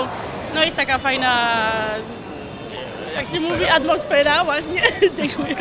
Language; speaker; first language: Polish; early bilingual, heritage; Spanish